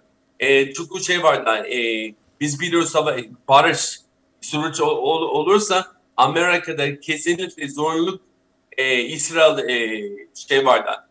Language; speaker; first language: Turkish; non-native, fluent; English